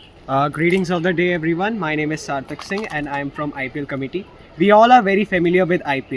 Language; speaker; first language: English; non-native, local second language; Hindi